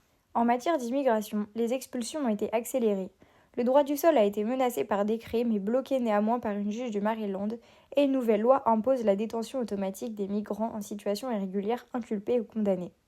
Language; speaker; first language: French; native; French